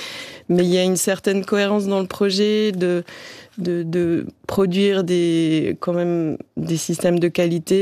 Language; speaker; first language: French; native; French